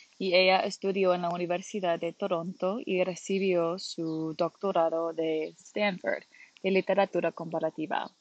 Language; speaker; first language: Spanish; non-native, learner; English